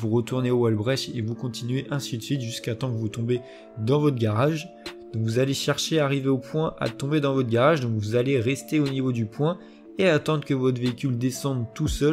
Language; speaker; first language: French; native; French